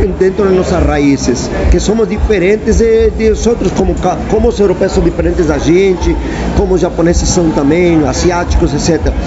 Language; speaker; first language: Portuguese; non-native, fluent; Spanish